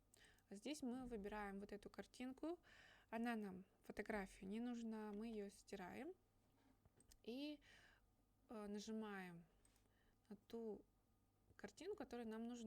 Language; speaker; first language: Russian; native; Russian